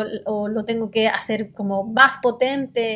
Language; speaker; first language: Spanish; native; Spanish